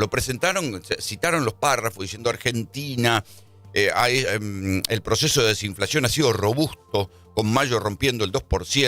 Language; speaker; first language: Spanish; native; Spanish